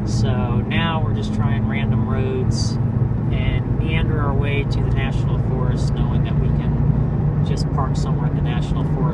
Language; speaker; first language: English; native; English